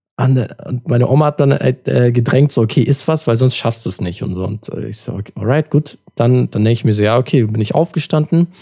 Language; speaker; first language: German; early bilingual, other home language; Turkish